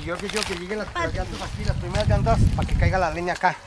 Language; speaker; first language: Spanish; native; Spanish